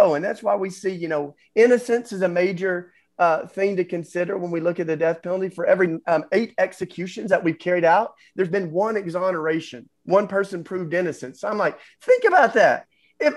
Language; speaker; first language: English; native; English